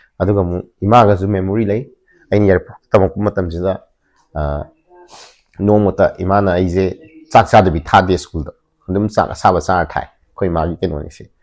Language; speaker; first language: Manipuri; native; Manipuri